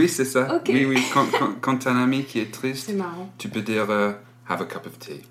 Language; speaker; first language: French; non-native, learner; English